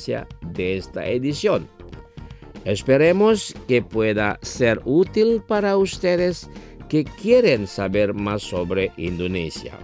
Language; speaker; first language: Spanish; non-native, fluent; Indonesian